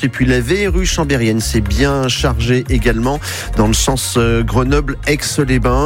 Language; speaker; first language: French; native; French